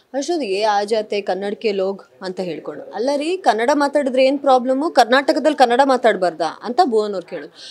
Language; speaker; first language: Kannada; native; Kannada